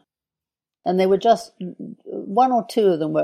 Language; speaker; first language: English; native; English